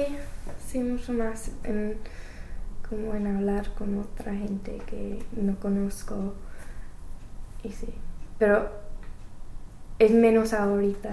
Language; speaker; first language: Spanish; non-native, learner; English